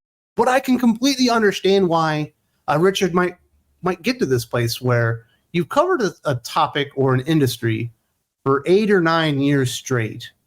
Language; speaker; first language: English; native; English